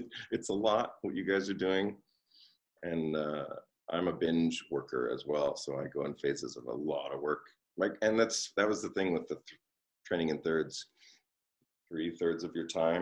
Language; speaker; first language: English; native; English